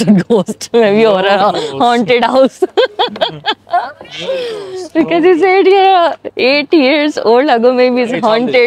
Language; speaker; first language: English; non-native, learner; Hindi